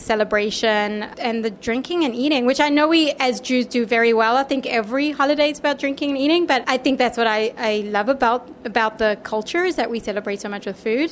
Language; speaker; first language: English; native; English